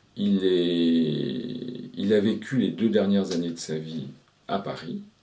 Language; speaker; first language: French; native; French